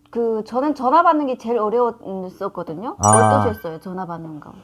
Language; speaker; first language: Korean; native; Korean